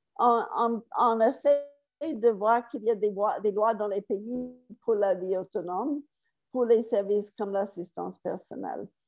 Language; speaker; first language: French; non-native, fluent; English